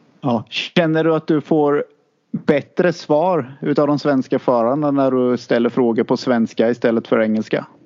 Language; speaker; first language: Swedish; native; Swedish